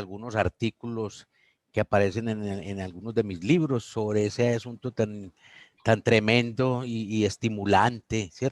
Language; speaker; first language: Spanish; native; Spanish